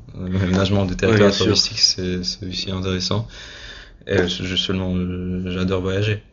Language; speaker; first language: French; non-native, fluent; Russian